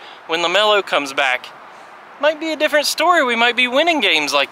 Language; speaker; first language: English; native; English